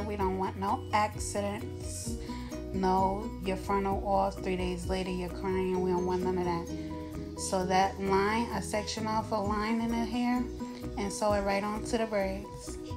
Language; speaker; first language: English; native; English